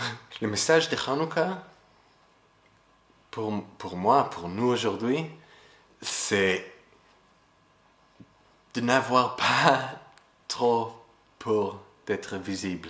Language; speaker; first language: French; non-native, fluent; English